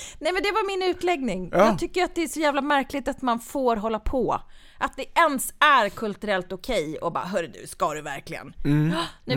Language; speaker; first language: Swedish; native; Swedish